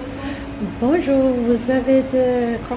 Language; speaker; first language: French; non-native, learner; English